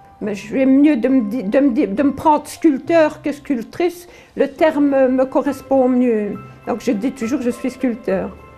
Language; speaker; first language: French; early bilingual, other home language; Polish